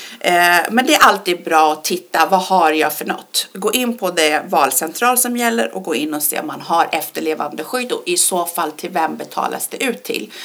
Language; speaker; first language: Swedish; early bilingual, other home language; Persian